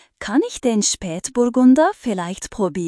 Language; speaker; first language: German; non-native, fluent; Turkish